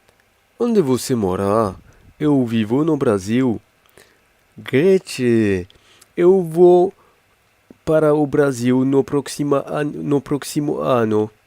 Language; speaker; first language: Portuguese; non-native, learner; French